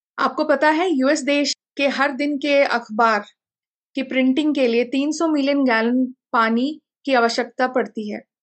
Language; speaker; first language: Hindi; non-native, local second language; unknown